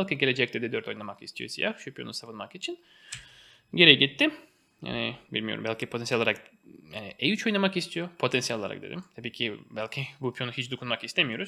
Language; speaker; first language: Turkish; non-native, fluent; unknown